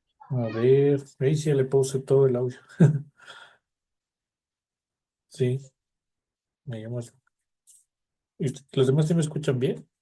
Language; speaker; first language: Spanish; native; Spanish